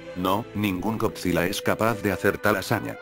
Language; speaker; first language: Spanish; native; Spanish